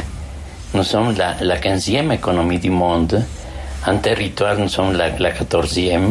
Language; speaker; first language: French; non-native, fluent; Spanish